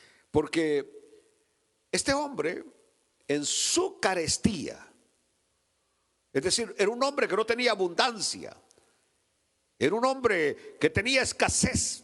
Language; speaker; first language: Spanish; native; Spanish